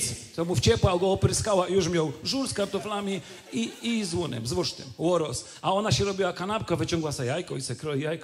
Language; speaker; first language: Polish; native; Polish